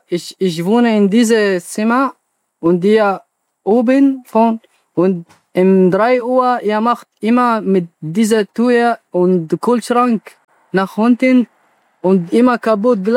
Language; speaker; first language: German; non-native, learner; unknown